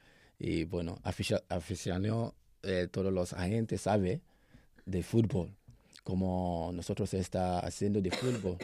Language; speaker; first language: Spanish; non-native, learner; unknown